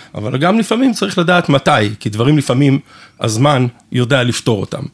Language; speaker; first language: Hebrew; non-native, fluent; English